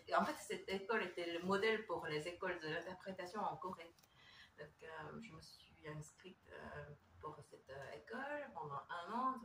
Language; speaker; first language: French; non-native, fluent; Korean